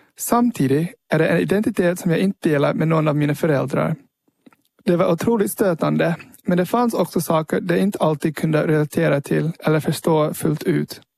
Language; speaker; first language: Swedish; early bilingual, heritage; Swedish